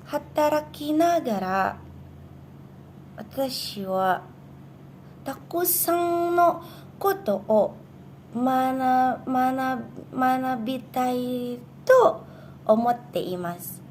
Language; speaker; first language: Japanese; non-native, learner; Indonesian